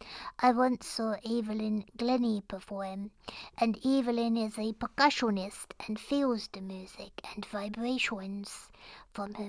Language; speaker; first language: English; native; English